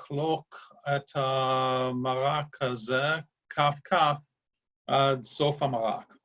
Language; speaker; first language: Hebrew; non-native, fluent; English